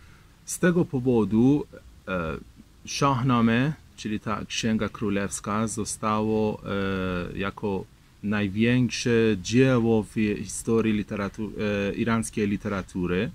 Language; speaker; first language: Polish; non-native, fluent; Persian